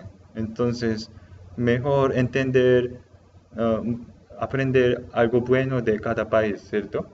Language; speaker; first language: Spanish; non-native, learner; Korean